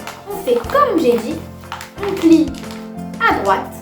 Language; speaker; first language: French; native; French